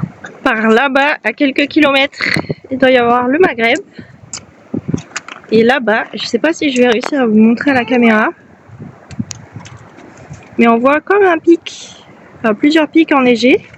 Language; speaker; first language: French; native; French